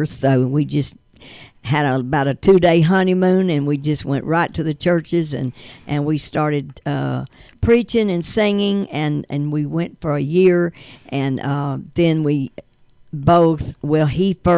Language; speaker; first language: English; native; English